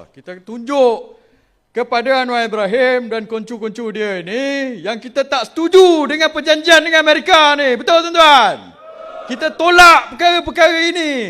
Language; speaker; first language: Malay; native; Malay